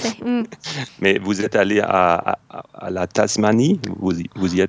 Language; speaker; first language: French; non-native, fluent; German